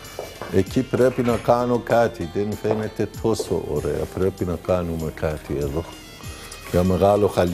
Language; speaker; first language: Greek; non-native, fluent; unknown